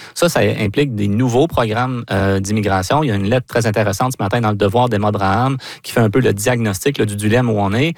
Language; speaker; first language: French; native; French